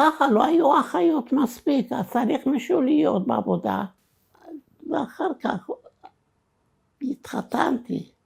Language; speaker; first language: Hebrew; non-native, fluent; Romanian